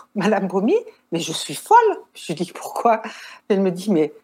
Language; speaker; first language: French; native; French